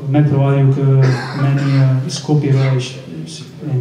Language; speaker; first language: Hungarian; non-native, learner; Spanish